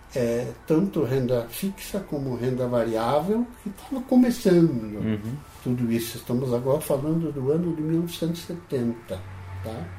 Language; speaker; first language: Portuguese; non-native, fluent; Dutch